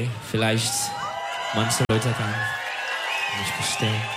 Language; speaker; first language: German; non-native, learner; Turkish